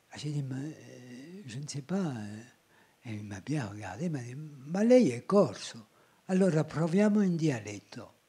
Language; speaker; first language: French; native; French